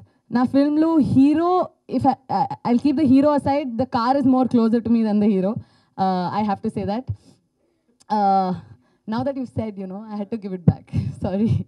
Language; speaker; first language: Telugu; non-native, learner; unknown